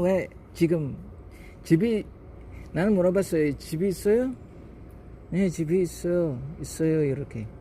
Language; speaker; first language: Korean; non-native, learner; Javanese